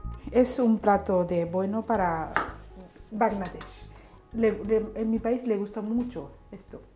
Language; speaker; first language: Spanish; non-native, learner; Bangla